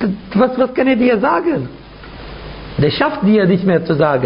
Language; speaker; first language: German; non-native, fluent; Arabic